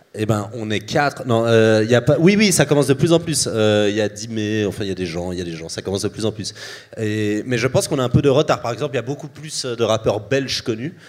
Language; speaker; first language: French; native; French